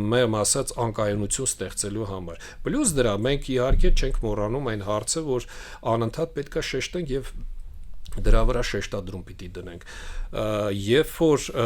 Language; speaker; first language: Armenian; native; Armenian